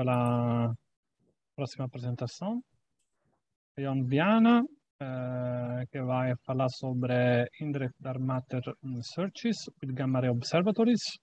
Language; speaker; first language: Portuguese; non-native, fluent; Italian